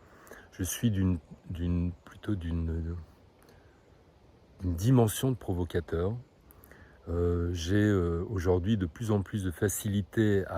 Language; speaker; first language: French; native; French